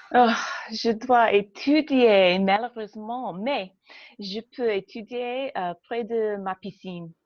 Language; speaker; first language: French; non-native, learner; English